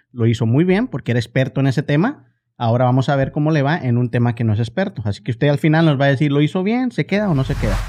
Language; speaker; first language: Spanish; native; Spanish